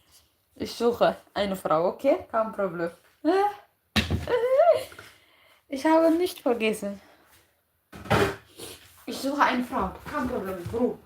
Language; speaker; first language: German; non-native, learner; Tigrinya